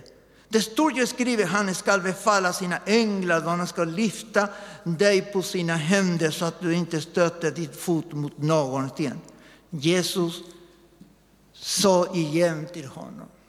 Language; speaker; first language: Swedish; non-native, fluent; Spanish